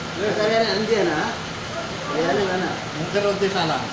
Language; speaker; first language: Arabic; non-native, learner; Filipino